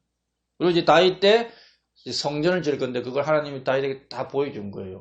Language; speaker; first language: Korean; native; Korean